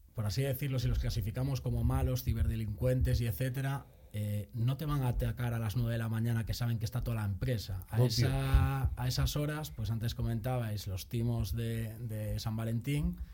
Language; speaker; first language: Spanish; native; Spanish